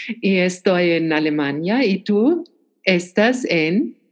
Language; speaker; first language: Spanish; non-native, learner; German